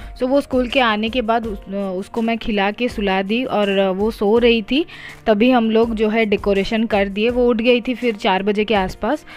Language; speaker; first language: Hindi; non-native, local second language; Odia